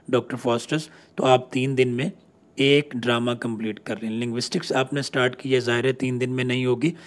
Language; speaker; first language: Urdu; non-native, local second language; Punjabi